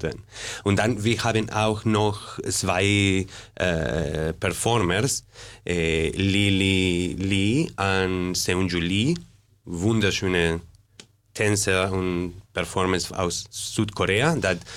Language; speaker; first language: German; non-native, learner; Spanish